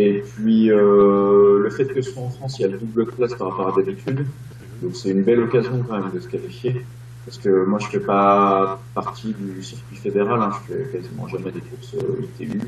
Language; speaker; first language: French; native; French